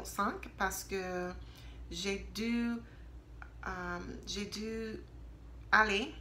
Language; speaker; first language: French; non-native, learner; English